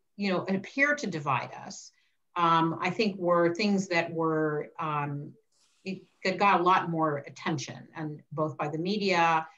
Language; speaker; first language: English; native; English